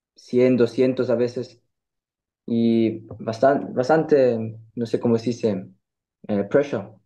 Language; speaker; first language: Spanish; early bilingual, heritage; German